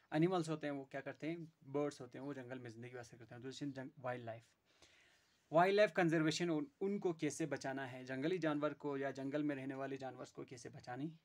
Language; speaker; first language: Hindi; non-native, local second language; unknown